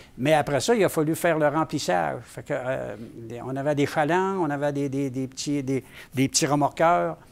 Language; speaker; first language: French; native; French